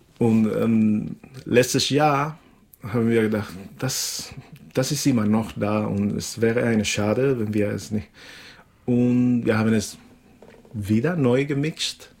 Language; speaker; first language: German; non-native, fluent; Spanish